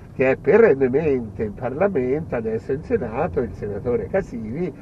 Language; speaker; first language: Italian; native; Italian